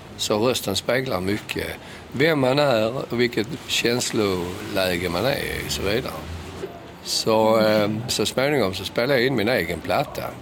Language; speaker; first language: Swedish; native; Swedish